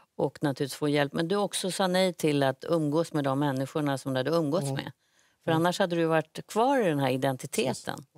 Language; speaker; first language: Swedish; native; Swedish